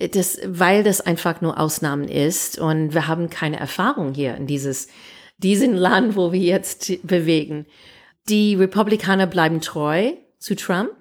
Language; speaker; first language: German; non-native, fluent; English